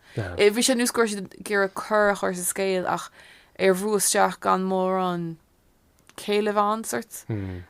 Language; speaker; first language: Irish; non-native, local second language; English